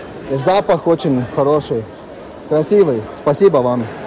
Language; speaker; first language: Russian; non-native, learner; Lithuanian